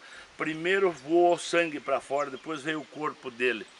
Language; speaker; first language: Portuguese; native; Portuguese